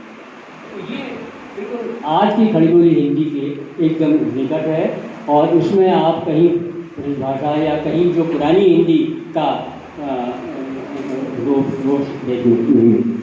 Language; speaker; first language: Hindi; native; Hindi